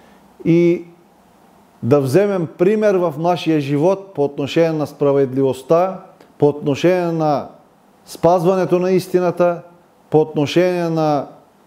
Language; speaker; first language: Bulgarian; non-native, local second language; Turkish